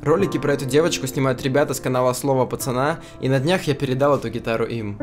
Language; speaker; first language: Russian; native; Russian